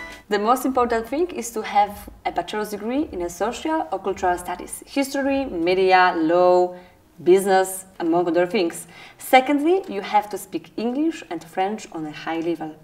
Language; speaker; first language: English; non-native, fluent; Polish